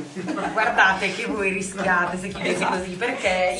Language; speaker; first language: Italian; native; Italian